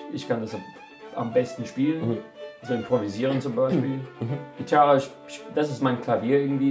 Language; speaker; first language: German; non-native, fluent; English